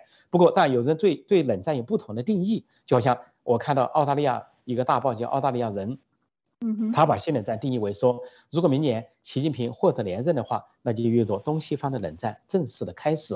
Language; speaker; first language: Chinese; native; Chinese